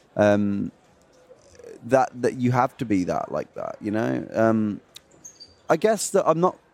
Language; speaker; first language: English; native; English